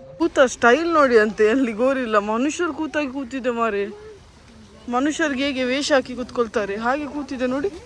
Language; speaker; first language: Kannada; native; Kannada